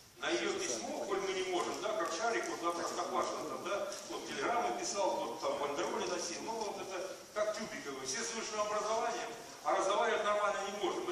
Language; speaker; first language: Russian; native; Russian